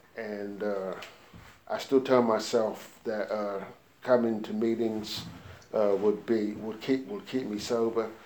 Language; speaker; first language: English; native; English